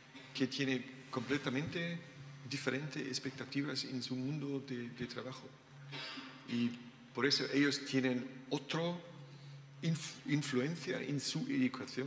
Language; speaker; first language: Spanish; non-native, learner; German